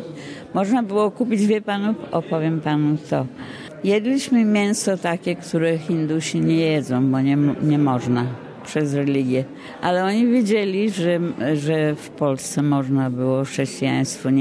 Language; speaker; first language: Polish; early bilingual, heritage; Polish